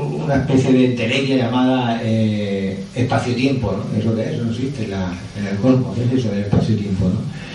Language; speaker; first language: Spanish; native; Spanish